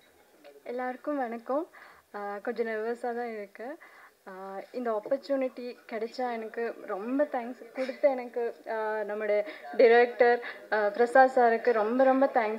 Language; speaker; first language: Tamil; non-native, learner; Malayalam